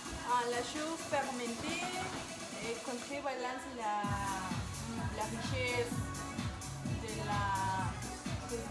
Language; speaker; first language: French; non-native, learner; Spanish